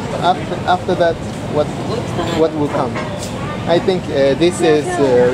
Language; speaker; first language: English; non-native, learner; Japanese